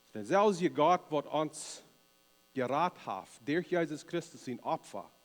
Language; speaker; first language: German; non-native, learner; Plautdietsch